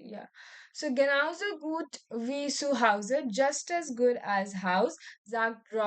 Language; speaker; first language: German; non-native, learner; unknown